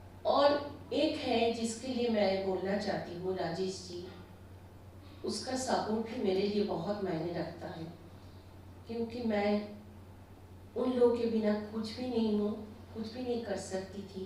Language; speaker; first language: Hindi; non-native, local second language; Bangla